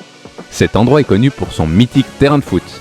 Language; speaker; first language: French; native; French